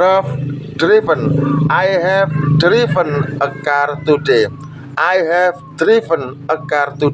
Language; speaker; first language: English; non-native, learner; Indonesian